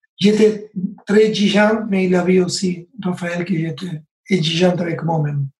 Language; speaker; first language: French; non-native, learner; Spanish